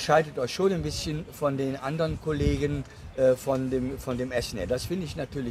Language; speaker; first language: German; native; German